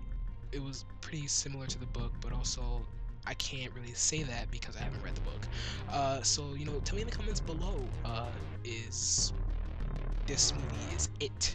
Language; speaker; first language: English; native; English